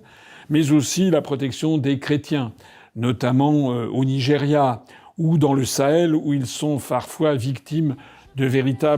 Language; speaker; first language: French; native; French